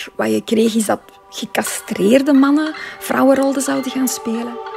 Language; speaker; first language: Dutch; native; Dutch